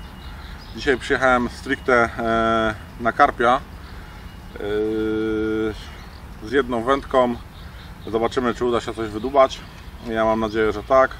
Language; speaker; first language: Polish; native; Polish